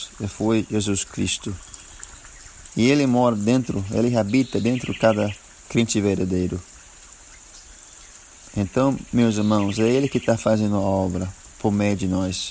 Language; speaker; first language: Portuguese; non-native, learner; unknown